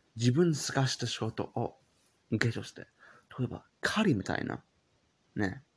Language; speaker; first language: Japanese; non-native, learner; English